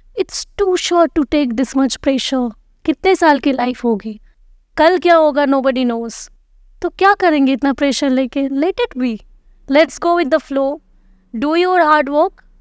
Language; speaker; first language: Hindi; non-native, local second language; Bangla